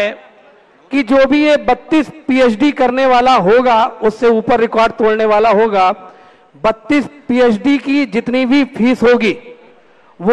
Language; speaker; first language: Hindi; native; Hindi